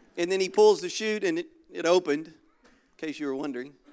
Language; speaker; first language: English; native; English